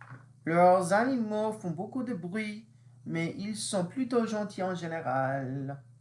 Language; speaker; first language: French; non-native, fluent; English